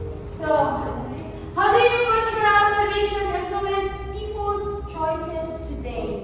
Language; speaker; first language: English; non-native, local second language; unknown